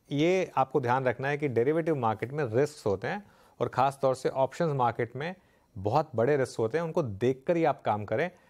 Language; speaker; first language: Hindi; native; Hindi